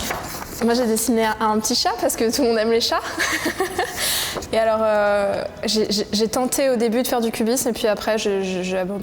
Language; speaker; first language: French; native; French